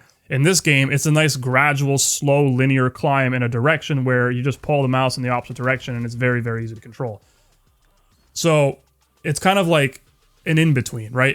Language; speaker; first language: English; native; English